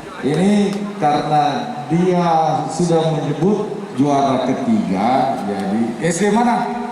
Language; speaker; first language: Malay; non-native, local second language; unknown